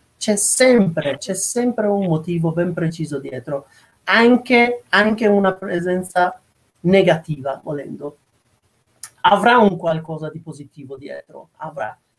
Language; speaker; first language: Italian; non-native, fluent; Persian